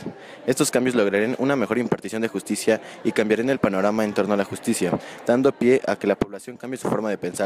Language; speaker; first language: Spanish; native; Spanish